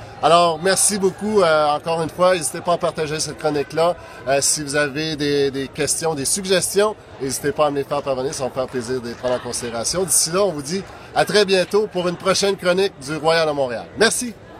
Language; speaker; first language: French; native; French